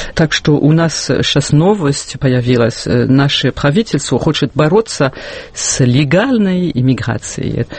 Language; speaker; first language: Russian; non-native, fluent; French